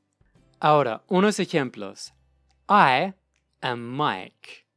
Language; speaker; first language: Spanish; non-native, fluent; English